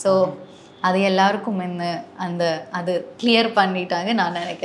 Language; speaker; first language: Tamil; non-native, learner; Malayalam